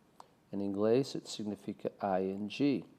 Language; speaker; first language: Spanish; non-native, fluent; English